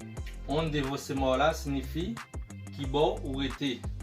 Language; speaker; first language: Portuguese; non-native, fluent; Haitian Creole